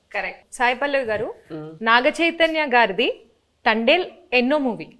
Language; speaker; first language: Telugu; native; Telugu